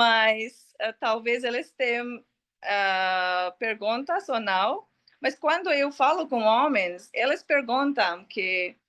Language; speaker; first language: Portuguese; non-native, learner; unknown